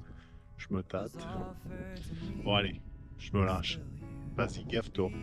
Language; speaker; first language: French; native; French